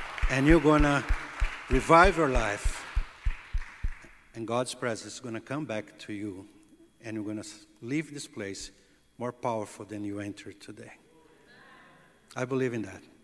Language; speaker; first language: English; non-native, fluent; Portuguese